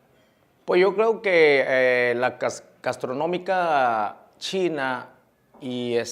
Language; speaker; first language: Spanish; early bilingual, other home language; Chinese